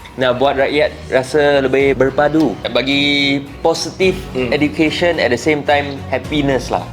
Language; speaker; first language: Malay; non-native, local second language; Chinese